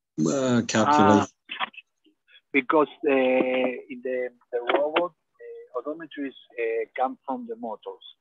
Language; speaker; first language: English; non-native, learner; Spanish